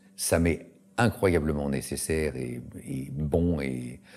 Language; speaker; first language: French; native; French